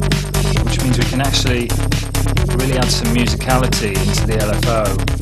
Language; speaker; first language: English; native; English